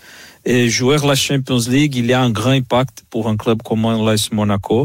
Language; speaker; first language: French; non-native, fluent; Portuguese